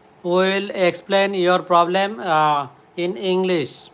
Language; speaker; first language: English; non-native, local second language; Bangla